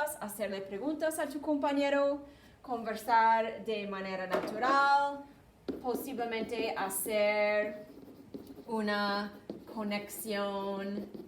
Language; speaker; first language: Spanish; non-native, fluent; English